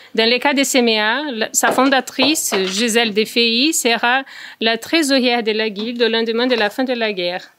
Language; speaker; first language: French; non-native, fluent; Portuguese